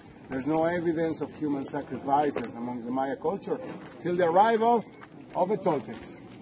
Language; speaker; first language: English; non-native, fluent; Spanish